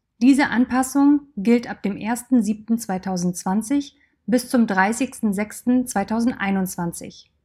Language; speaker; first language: German; native; German